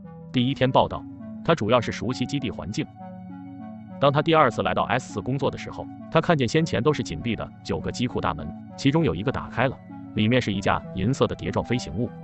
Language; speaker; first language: Chinese; native; Chinese